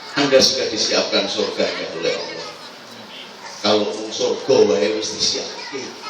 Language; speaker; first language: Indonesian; non-native, local second language; Javanese